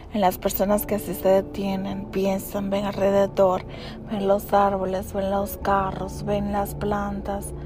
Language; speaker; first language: Spanish; early bilingual, heritage; Spanish